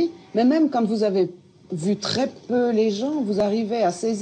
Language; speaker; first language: French; native; French